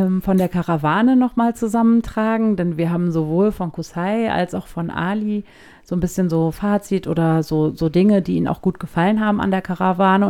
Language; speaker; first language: German; native; German